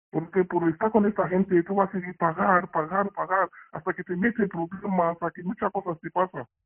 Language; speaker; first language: Spanish; non-native, learner; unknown